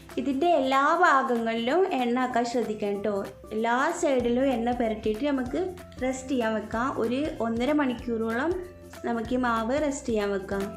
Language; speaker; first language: Malayalam; native; Malayalam